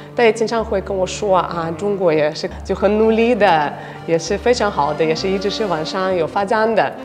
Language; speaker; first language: Chinese; non-native, fluent; Russian